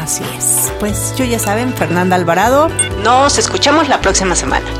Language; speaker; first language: Spanish; native; Spanish